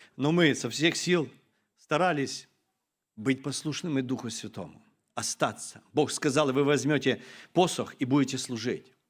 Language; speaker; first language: Russian; non-native, local second language; Ukrainian